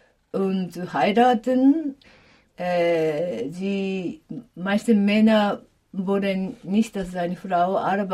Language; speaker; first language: German; non-native, fluent; Japanese